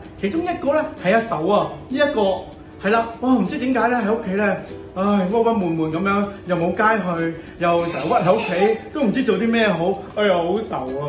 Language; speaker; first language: Cantonese; native; Cantonese